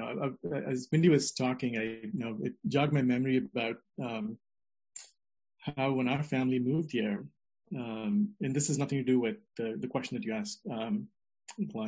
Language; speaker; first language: English; non-native, local second language; Telugu